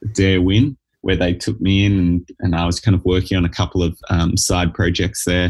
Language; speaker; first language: English; native; English